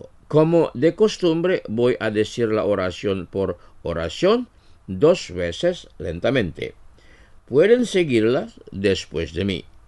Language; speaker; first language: Spanish; non-native, fluent; Indonesian